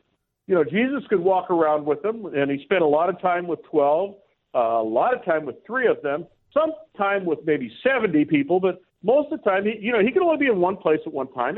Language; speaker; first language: English; native; English